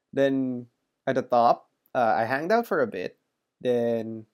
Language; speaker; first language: English; non-native, local second language; Filipino